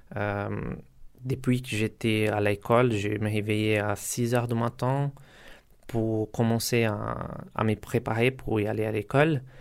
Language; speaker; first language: French; non-native, learner; Portuguese